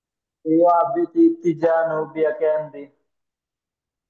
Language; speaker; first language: Italian; non-native, learner; Bangla